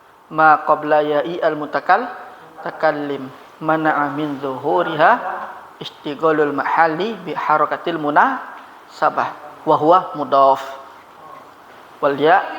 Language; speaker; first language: Arabic; non-native, fluent; Indonesian